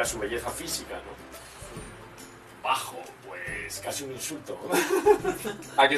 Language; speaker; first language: Spanish; native; Spanish